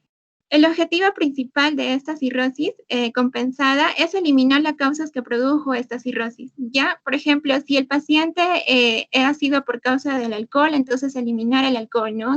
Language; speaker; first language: Spanish; native; Spanish